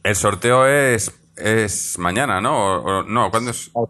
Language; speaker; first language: Spanish; native; Spanish